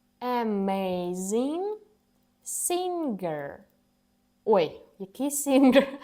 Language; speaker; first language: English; non-native, fluent; Ukrainian